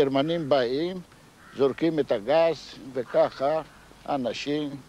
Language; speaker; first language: Hebrew; non-native, fluent; Ladino